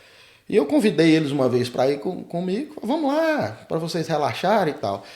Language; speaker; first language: Portuguese; native; Portuguese